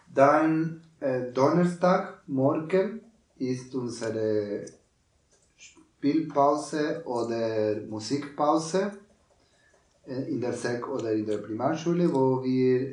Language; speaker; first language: German; non-native, learner; Spanish